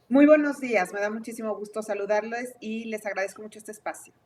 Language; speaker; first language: Spanish; native; Spanish